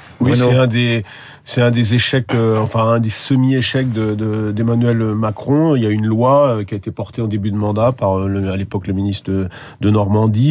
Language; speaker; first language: French; native; French